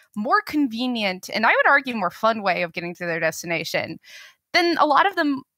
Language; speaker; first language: English; native; English